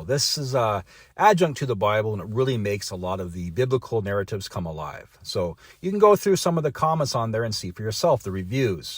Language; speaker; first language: English; native; English